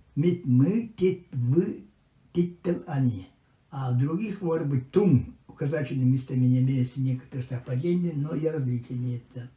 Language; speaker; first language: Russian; non-native, local second language; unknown